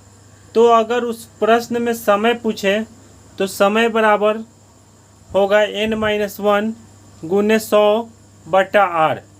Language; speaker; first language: Hindi; native; Hindi